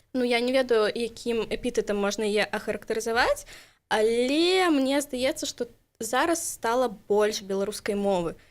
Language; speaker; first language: Belarusian; native; Belarusian